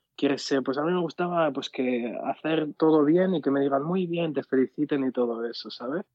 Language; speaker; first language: Spanish; early bilingual, other home language; Arabic